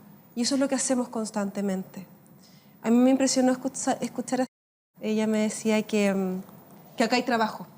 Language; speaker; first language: Spanish; native; Spanish